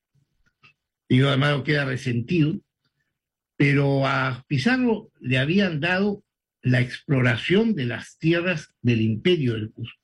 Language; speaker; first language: Spanish; native; Spanish